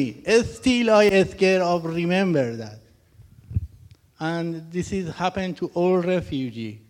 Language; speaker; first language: English; non-native, learner; Persian